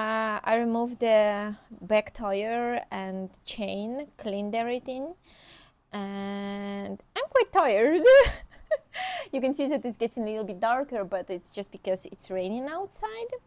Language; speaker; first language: English; non-native, fluent; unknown